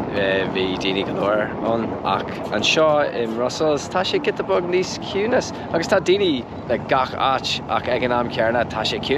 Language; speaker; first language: Irish; non-native, local second language; English